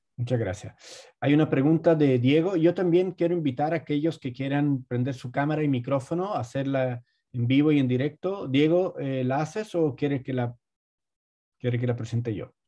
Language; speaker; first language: Spanish; native; Spanish